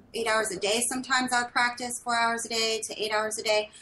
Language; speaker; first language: English; native; English